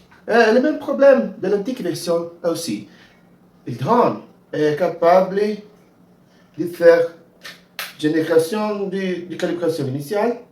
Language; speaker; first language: French; non-native, learner; Portuguese